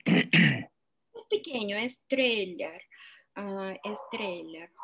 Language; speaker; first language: Spanish; non-native, fluent; Russian